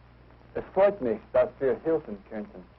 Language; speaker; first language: German; non-native, learner; English